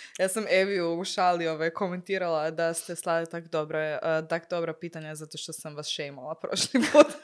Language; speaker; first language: Croatian; early bilingual, heritage; Croatian